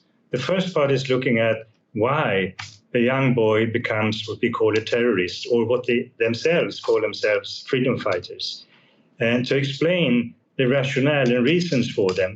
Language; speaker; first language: English; non-native, fluent; Swedish